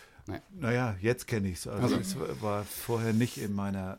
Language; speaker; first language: German; native; German